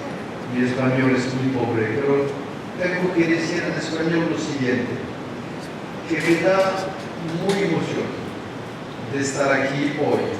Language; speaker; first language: Spanish; non-native, learner; French